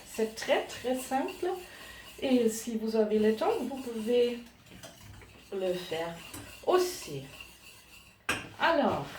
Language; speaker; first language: French; non-native, learner; German